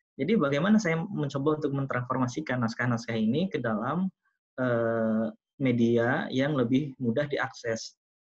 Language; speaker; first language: Indonesian; non-native, local second language; Sundanese